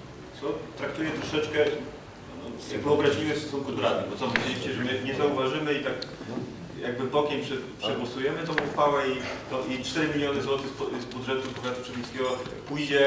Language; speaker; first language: Polish; native; Polish